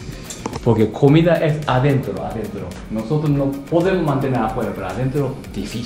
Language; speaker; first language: Spanish; non-native, learner; Japanese